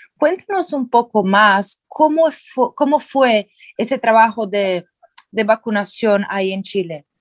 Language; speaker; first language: Spanish; non-native, fluent; Portuguese